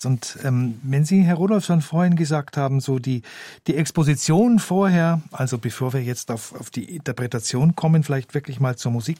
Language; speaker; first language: German; native; German